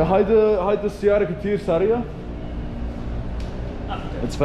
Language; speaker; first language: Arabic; non-native, learner; English